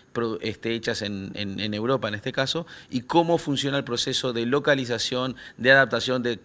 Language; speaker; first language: Spanish; native; Spanish